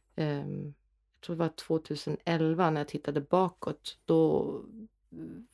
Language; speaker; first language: Swedish; non-native, fluent; German